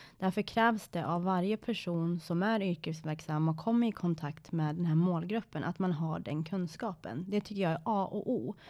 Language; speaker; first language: Swedish; early bilingual, other home language; Persian